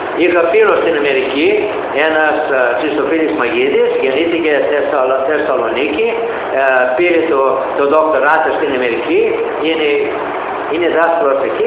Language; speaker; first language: Greek; early bilingual, heritage; Greek